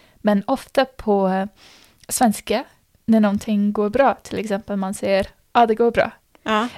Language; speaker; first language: Swedish; non-native, fluent; English